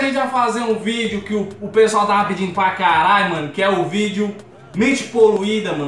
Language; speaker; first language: Portuguese; native; Portuguese